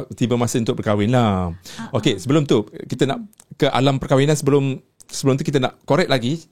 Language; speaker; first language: Malay; native; Malay